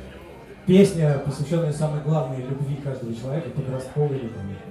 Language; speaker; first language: Russian; native; Russian